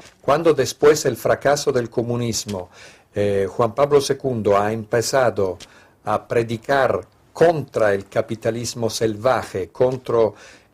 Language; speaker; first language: Spanish; non-native, fluent; Italian